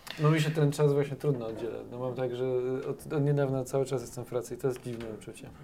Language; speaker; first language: Polish; native; Polish